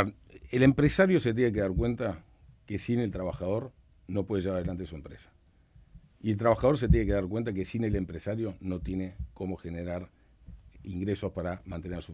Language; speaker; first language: Spanish; native; Spanish